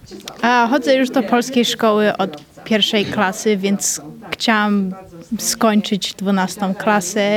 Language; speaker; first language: Polish; early bilingual, heritage; Polish